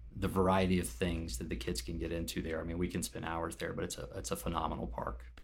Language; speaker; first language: English; native; English